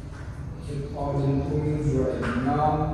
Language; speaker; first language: Vietnamese; non-native, learner; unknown